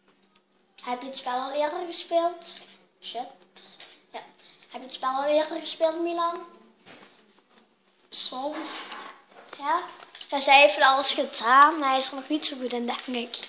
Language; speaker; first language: Dutch; native; Dutch